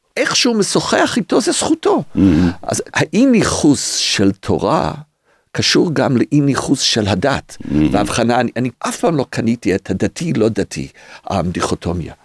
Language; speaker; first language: Hebrew; early bilingual, other home language; English